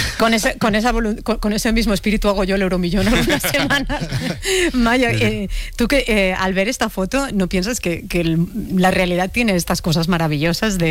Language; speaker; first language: Spanish; native; Spanish